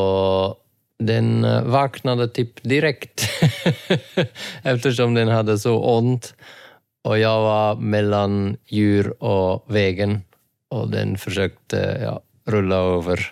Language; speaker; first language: Swedish; non-native, fluent; Dutch